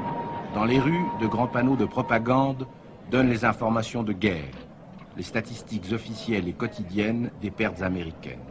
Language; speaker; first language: French; native; French